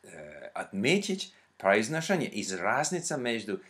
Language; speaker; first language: Russian; non-native, learner; English